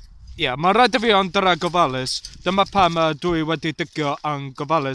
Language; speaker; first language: Welsh; non-native, learner; English